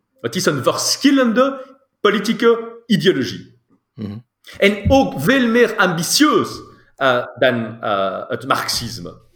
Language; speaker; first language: Dutch; non-native, local second language; French